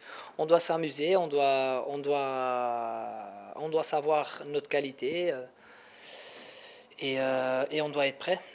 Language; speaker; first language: French; non-native, fluent; Dutch